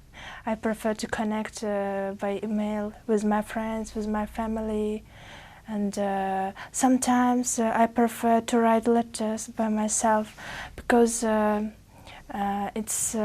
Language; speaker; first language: English; non-native, learner; Uzbek